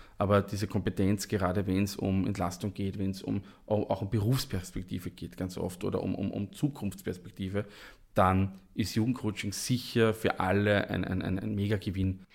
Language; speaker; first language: German; native; German